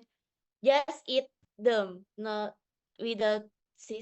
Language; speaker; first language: English; non-native, learner; Indonesian